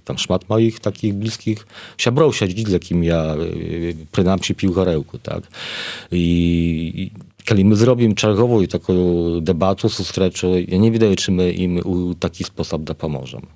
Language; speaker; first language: Polish; non-native, learner; Belarusian